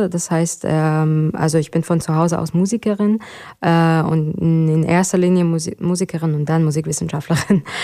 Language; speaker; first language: German; non-native, fluent; Persian